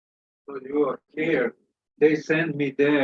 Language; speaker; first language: English; non-native, learner; Serbian